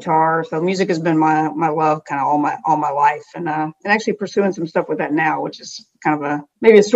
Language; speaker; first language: English; native; English